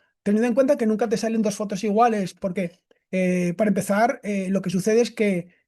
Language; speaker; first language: Spanish; native; Spanish